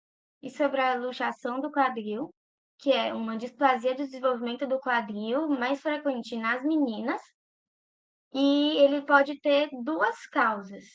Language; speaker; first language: Portuguese; native; Portuguese